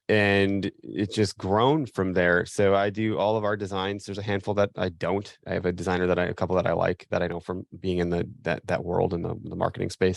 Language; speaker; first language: English; native; English